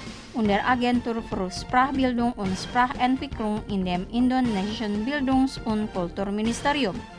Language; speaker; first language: German; non-native, fluent; Indonesian